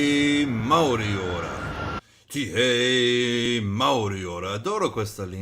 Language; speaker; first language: Italian; non-native, fluent; English